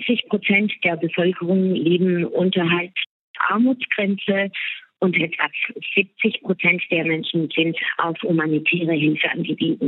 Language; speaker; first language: German; non-native, fluent; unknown